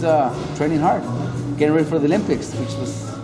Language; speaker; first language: English; native; English